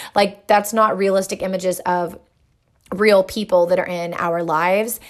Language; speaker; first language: English; native; English